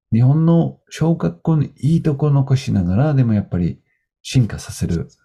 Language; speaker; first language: Japanese; non-native, fluent; Dutch